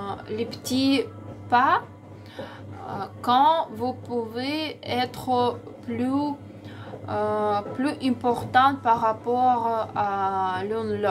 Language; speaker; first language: French; non-native, learner; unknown